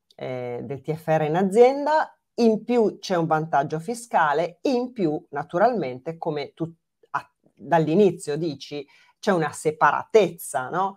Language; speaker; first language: Italian; native; Italian